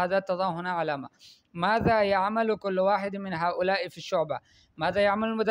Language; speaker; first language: Arabic; non-native, fluent; Urdu